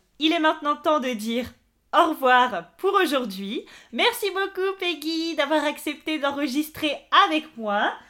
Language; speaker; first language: French; native; French